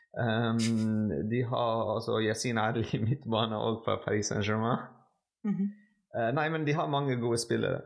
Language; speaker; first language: Norwegian; non-native, fluent; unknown